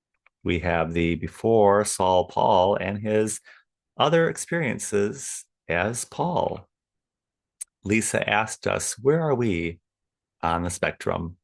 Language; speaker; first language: English; native; English